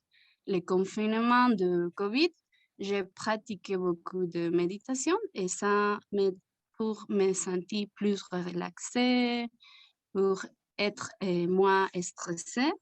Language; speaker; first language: French; non-native, learner; Spanish